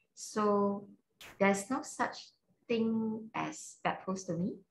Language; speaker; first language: English; non-native, local second language; Cantonese